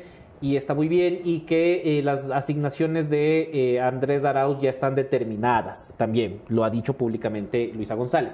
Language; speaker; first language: Spanish; native; Spanish